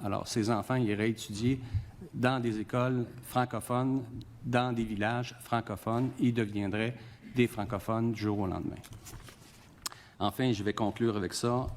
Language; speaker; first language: French; native; French